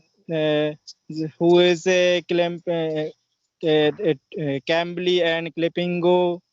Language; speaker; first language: English; non-native, learner; Hindi